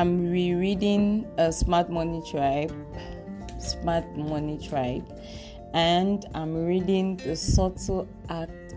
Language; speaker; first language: English; non-native, local second language; French